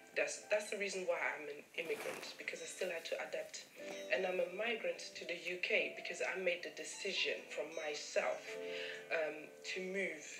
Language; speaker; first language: English; early bilingual, other home language; German